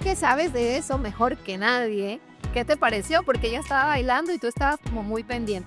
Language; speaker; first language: Spanish; native; Spanish